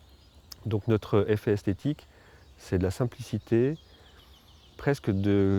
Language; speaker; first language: French; native; French